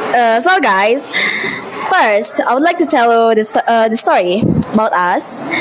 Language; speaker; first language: English; non-native, learner; Indonesian